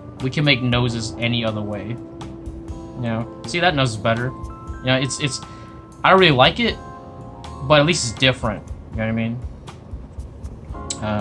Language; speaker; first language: English; native; English